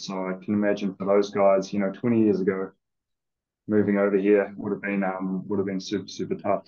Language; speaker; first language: English; native; English